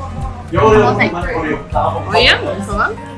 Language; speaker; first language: Chinese; native; Chinese